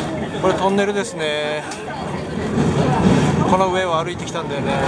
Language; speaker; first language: Japanese; native; Japanese